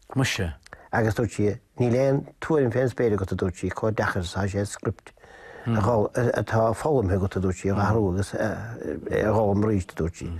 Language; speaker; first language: Irish; native; Irish